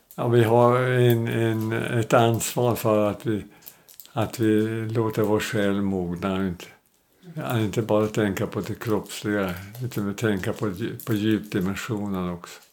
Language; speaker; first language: Swedish; native; Swedish